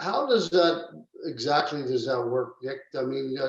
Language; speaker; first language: English; native; English